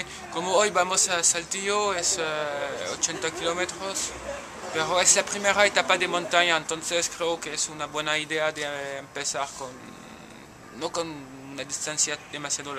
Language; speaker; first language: Spanish; non-native, fluent; French